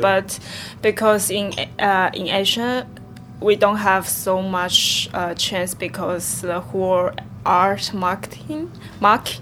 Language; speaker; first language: English; non-native, learner; Chinese